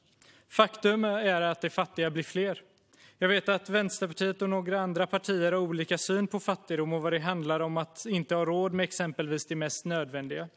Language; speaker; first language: Swedish; native; Swedish